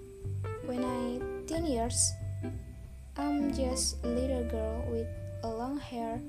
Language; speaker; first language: English; non-native, learner; Indonesian